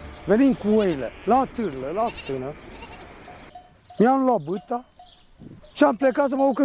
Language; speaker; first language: Romanian; native; Romanian